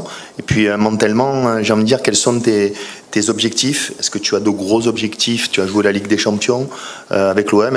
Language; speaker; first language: French; native; French